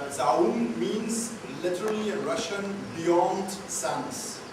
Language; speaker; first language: English; non-native, fluent; Dutch